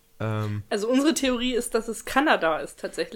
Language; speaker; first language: German; native; German